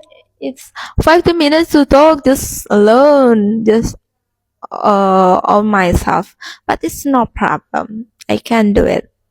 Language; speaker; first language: English; non-native, learner; Indonesian